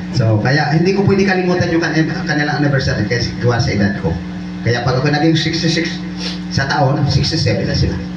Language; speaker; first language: Filipino; non-native, local second language; Bikol